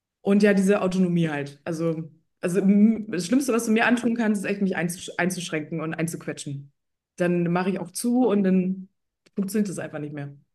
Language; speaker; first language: German; early bilingual, other home language; Polish